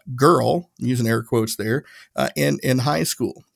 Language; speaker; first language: English; native; English